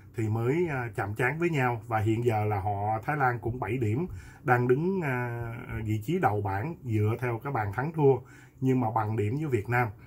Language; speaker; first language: Vietnamese; native; Vietnamese